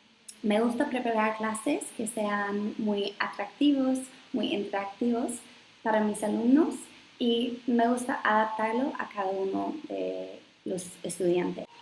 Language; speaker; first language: Spanish; non-native, fluent; English